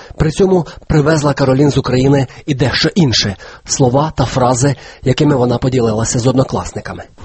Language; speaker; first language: Ukrainian; native; Ukrainian